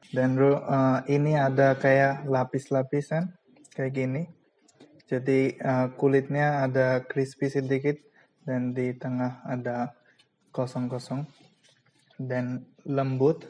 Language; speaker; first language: Indonesian; non-native, fluent; Bangla